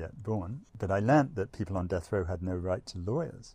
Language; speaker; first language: English; native; English